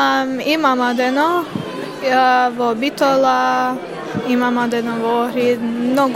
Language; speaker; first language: Macedonian; early bilingual, heritage; Macedonian